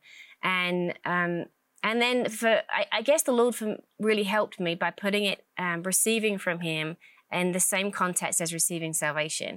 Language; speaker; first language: English; native; English